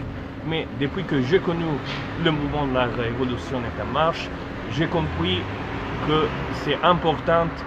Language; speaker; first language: French; non-native, fluent; Italian